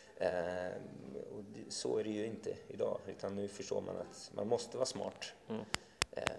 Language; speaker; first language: Swedish; early bilingual, other home language; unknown